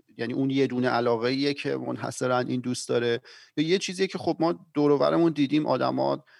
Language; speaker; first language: Persian; native; Persian